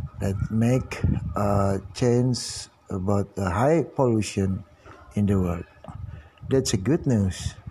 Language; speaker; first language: English; non-native, learner; Indonesian